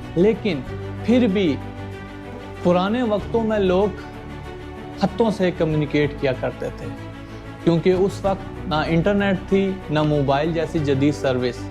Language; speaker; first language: Urdu; native; Urdu